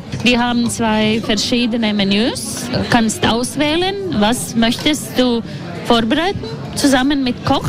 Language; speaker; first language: German; non-native, fluent; Latvian